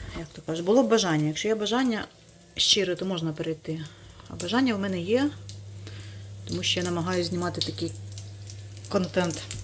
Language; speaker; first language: Ukrainian; non-native, local second language; Russian